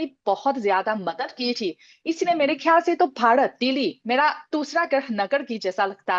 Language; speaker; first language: Hindi; non-native, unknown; Chinese